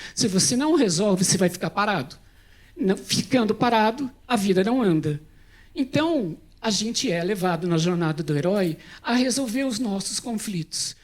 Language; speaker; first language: Portuguese; native; Portuguese